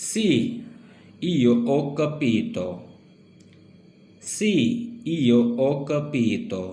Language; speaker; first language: Italian; non-native, learner; Urdu